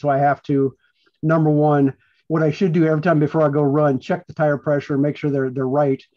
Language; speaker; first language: English; native; English